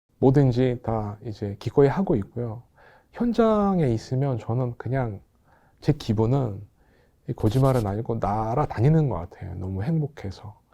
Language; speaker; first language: Korean; non-native, fluent; Russian